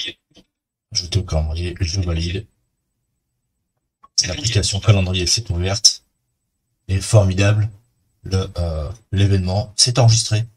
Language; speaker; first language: French; native; French